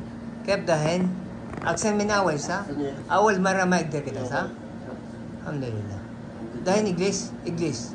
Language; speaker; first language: Arabic; non-native, learner; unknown